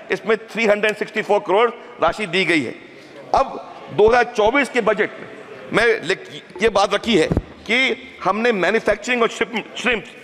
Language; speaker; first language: Hindi; native; Hindi